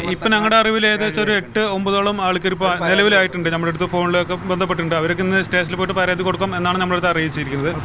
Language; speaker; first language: Malayalam; native; Malayalam